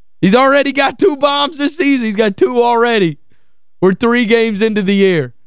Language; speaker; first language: English; native; English